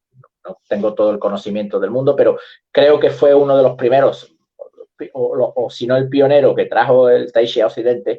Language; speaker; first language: Spanish; native; Spanish